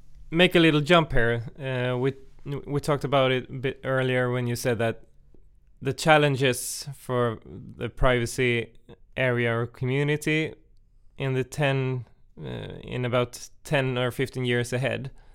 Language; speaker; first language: English; non-native, fluent; Swedish